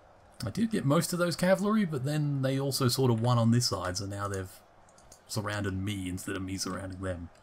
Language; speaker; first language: English; native; English